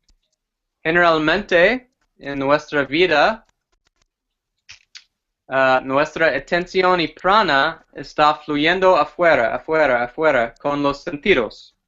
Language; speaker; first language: Spanish; non-native, fluent; English